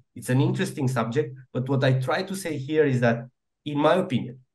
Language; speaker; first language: English; non-native, fluent; Romanian